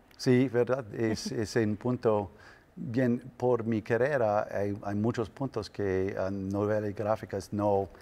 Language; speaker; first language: Spanish; non-native, learner; English